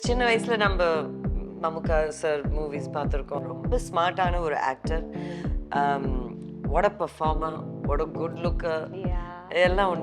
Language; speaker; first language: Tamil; early bilingual, heritage; Tamil